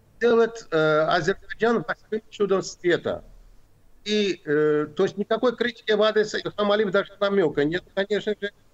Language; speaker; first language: Russian; non-native, local second language; Azerbaijani